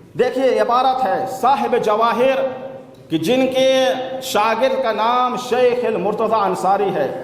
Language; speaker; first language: Urdu; native; Urdu